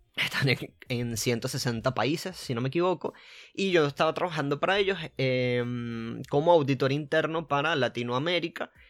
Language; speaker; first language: Spanish; native; Spanish